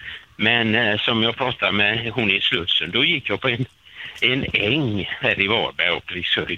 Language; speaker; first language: Swedish; native; Swedish